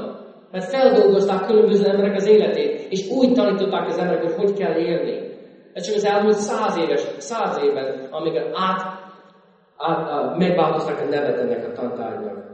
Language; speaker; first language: Hungarian; non-native, fluent; English